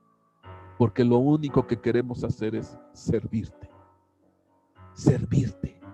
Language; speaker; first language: Spanish; native; Spanish